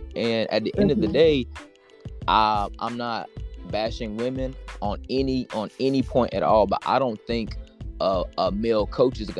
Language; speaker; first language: English; native; English